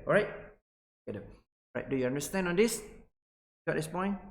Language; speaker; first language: English; non-native, local second language; Malay